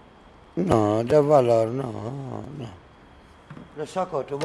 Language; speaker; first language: Spanish; non-native, learner; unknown